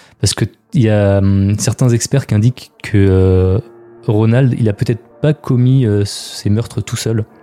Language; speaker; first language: French; native; French